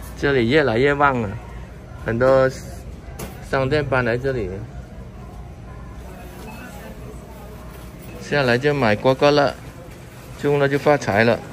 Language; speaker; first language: Chinese; non-native, local second language; Cantonese